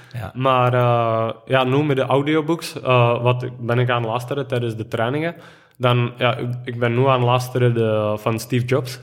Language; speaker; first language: Dutch; non-native, fluent; Czech